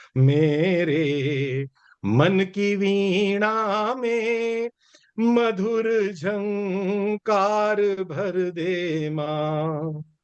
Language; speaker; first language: Hindi; native; Hindi